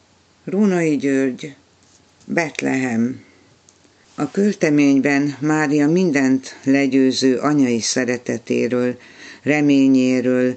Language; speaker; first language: Hungarian; native; Hungarian